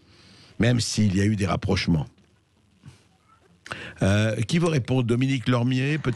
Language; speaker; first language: French; native; French